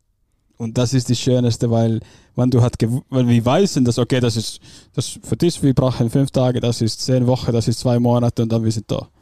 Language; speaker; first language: German; non-native, fluent; Finnish